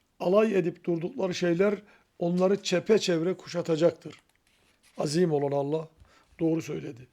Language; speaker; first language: Turkish; native; Turkish